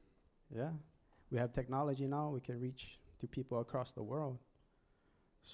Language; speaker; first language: English; native; English